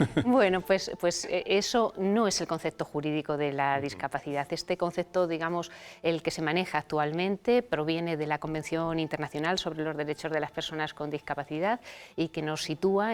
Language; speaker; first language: Spanish; native; Spanish